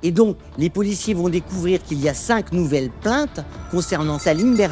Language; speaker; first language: French; native; French